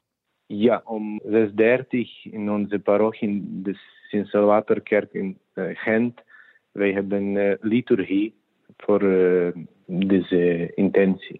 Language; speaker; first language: Dutch; non-native, fluent; Ukrainian